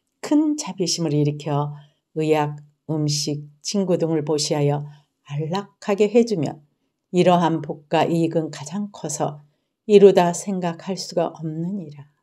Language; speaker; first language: Korean; native; Korean